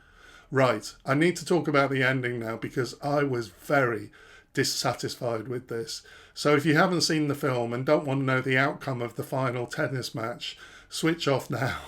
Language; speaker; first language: English; native; English